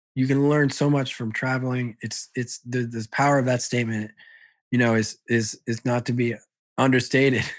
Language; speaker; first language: English; early bilingual, other home language; Italian